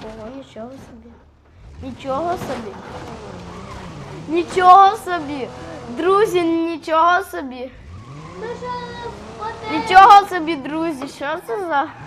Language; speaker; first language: Ukrainian; native; Ukrainian